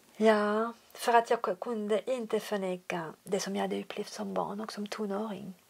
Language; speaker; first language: Swedish; non-native, fluent; French